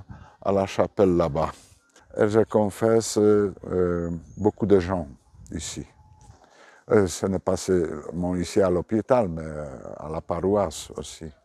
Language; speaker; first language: French; non-native, fluent; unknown